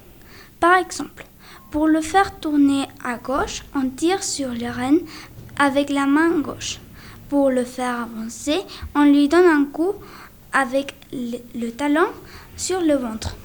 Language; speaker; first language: French; non-native, learner; Spanish